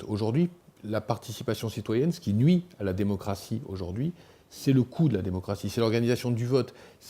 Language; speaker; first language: French; native; French